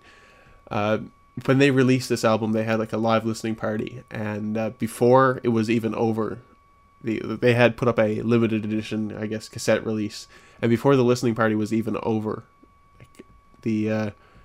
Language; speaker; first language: English; native; English